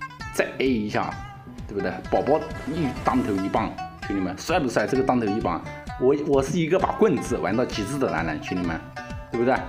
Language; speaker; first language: Chinese; native; Chinese